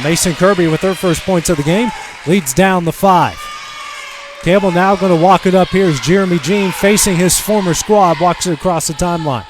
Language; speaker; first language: English; native; English